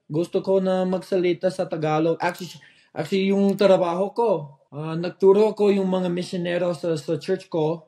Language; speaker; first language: Filipino; non-native, fluent; English